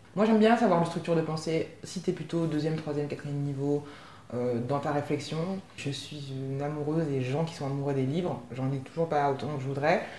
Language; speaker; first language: French; native; French